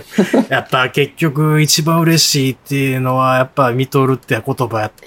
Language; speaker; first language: Japanese; native; Japanese